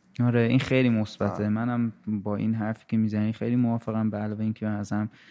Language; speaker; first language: Persian; native; Persian